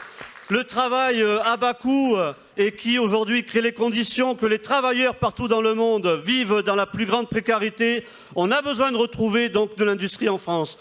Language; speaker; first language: French; native; French